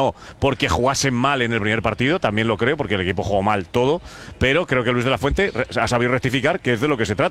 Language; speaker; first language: Spanish; native; Spanish